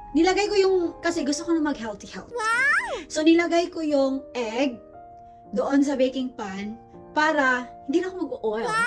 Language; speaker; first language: Filipino; non-native, local second language; Cebuano